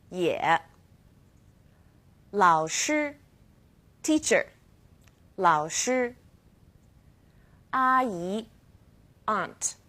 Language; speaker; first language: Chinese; non-native, fluent; English